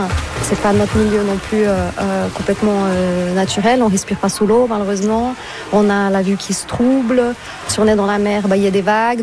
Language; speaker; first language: French; non-native, fluent; Portuguese